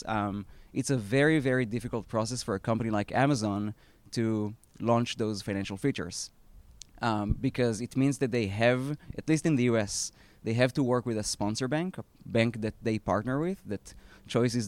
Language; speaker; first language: English; non-native, fluent; Hebrew